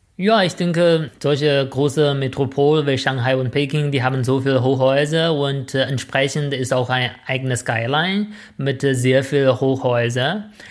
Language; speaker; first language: German; non-native, fluent; Chinese